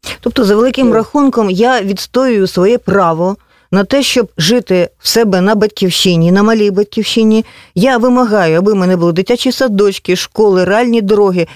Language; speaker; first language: Ukrainian; native; Ukrainian